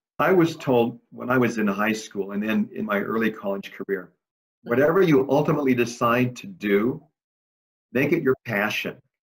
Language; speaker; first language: English; early bilingual, other home language; Spanish